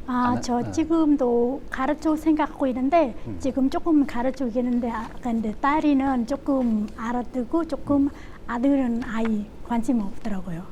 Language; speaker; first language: Korean; non-native, learner; Khmer